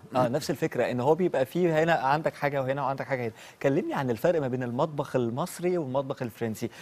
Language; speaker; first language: Arabic; native; Arabic